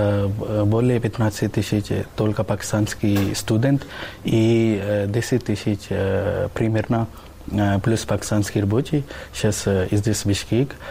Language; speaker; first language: Russian; non-native, learner; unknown